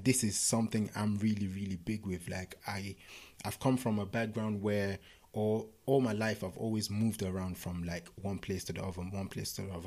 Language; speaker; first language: English; non-native, local second language; Yoruba